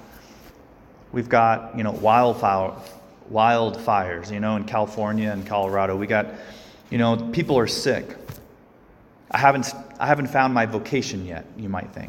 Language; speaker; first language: English; native; English